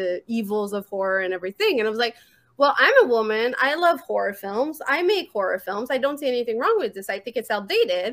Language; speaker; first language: English; non-native, fluent; French